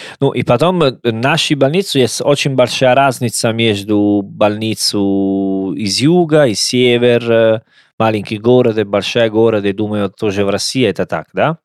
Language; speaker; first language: Russian; non-native, learner; Italian